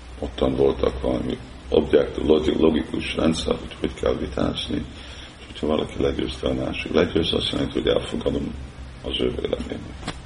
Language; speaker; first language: Hungarian; early bilingual, heritage; Hungarian